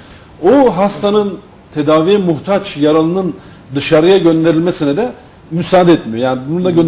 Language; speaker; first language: Turkish; native; Turkish